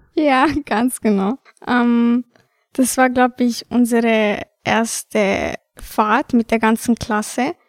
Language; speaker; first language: German; early bilingual, other home language; Albanian